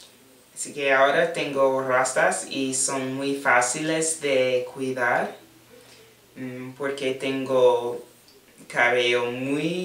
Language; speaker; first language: Spanish; non-native, learner; English